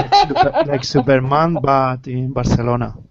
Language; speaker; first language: English; non-native, learner; Spanish